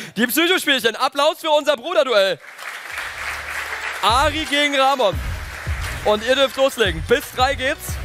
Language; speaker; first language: German; native; German